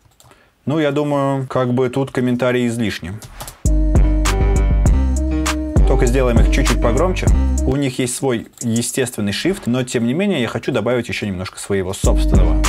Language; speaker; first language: Russian; native; Russian